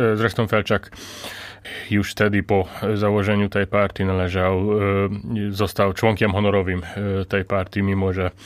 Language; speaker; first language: Polish; non-native, fluent; Hungarian